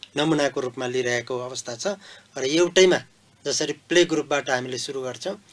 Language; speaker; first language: Nepali; non-native, local second language; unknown